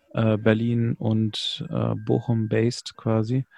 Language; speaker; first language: German; native; German